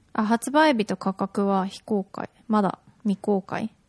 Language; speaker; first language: Japanese; native; Japanese